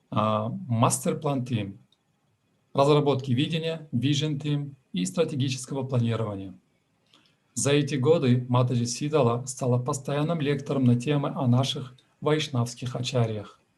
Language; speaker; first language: Russian; native; Russian